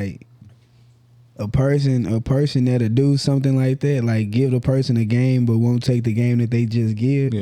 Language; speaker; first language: English; native; English